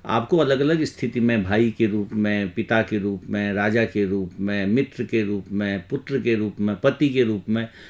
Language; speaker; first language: Hindi; native; Hindi